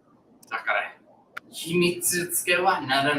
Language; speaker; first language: Japanese; non-native, learner; English